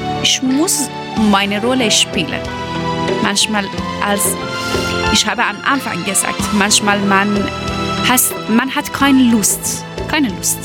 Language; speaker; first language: German; non-native, learner; Persian